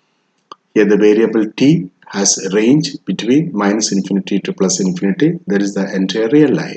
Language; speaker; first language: English; non-native, local second language; Malayalam